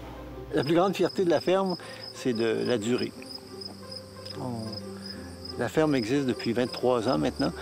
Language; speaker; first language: French; native; French